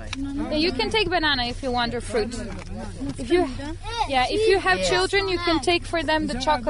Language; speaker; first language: English; non-native, fluent; Serbian